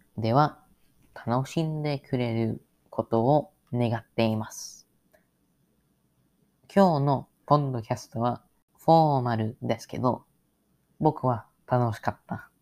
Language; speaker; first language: Japanese; non-native, learner; English